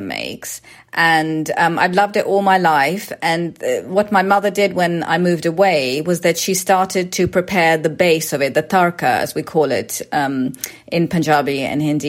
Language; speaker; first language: English; native; English